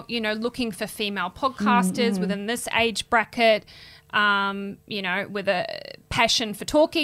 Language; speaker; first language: English; native; English